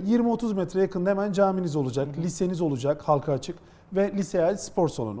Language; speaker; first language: Turkish; native; Turkish